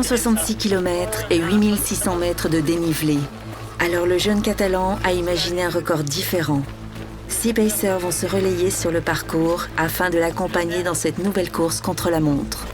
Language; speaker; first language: French; native; French